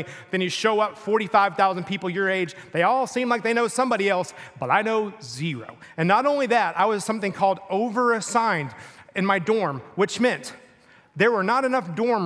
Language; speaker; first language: English; native; English